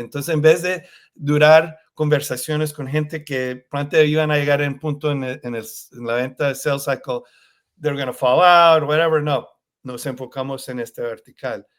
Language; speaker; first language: Spanish; early bilingual, heritage; Spanish